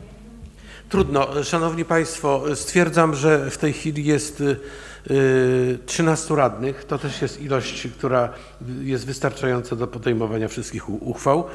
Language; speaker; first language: Polish; native; Polish